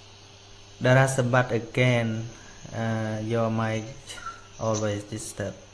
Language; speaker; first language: English; non-native, fluent; Khmer